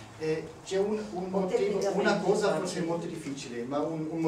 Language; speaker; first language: Italian; non-native, learner; German